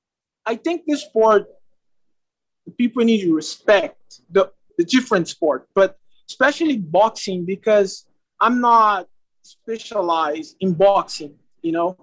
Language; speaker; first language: English; non-native, learner; Portuguese